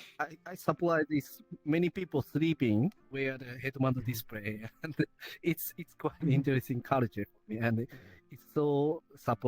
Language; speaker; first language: English; non-native, learner; Japanese